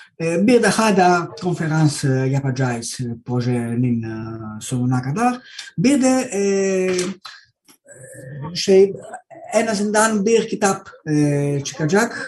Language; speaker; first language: Turkish; non-native, fluent; Greek